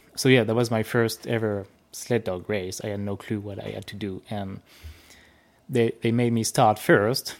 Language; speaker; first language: English; non-native, fluent; French